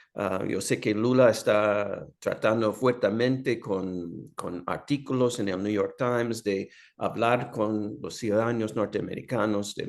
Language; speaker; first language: Spanish; non-native, fluent; English